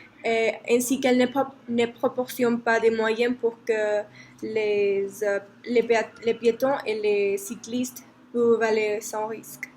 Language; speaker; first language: French; non-native, learner; Spanish